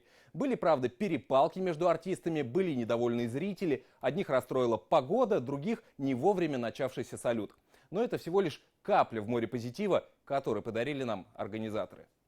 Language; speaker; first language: Russian; native; Russian